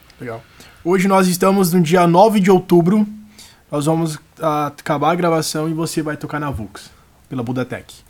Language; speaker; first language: Portuguese; native; Portuguese